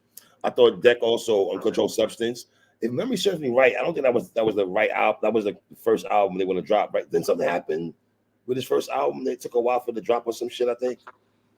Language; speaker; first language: English; native; English